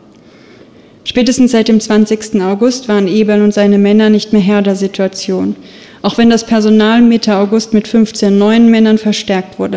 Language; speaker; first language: German; native; German